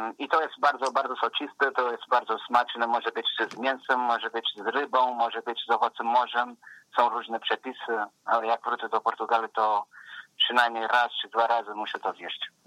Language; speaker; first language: Polish; non-native, fluent; Portuguese